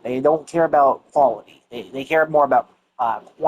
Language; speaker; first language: English; native; English